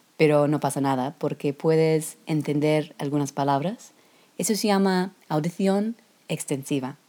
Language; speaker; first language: Spanish; non-native, learner; English